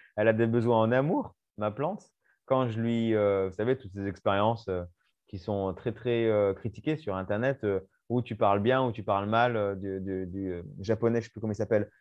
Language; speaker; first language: French; native; French